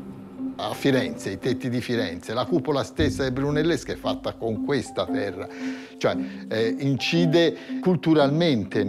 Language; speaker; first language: Italian; native; Italian